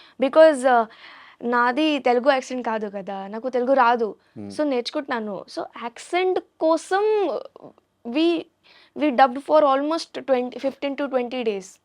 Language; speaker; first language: Telugu; non-native, learner; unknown